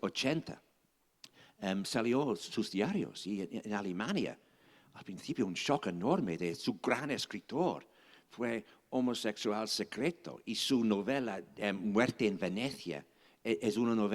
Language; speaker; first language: Spanish; non-native, fluent; English